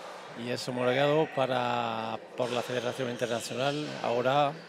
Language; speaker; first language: Spanish; non-native, fluent; French